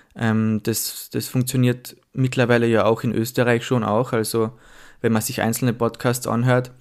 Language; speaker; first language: German; native; German